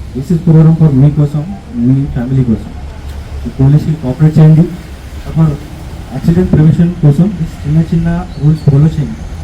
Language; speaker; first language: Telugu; non-native, learner; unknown